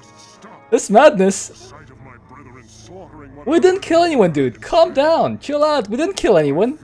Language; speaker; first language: English; native; English